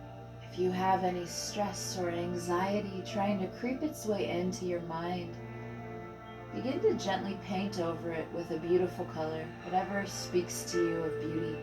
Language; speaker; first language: English; native; English